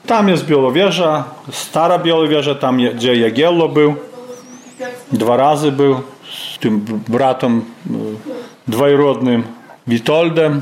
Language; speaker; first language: Polish; non-native, local second language; Ukrainian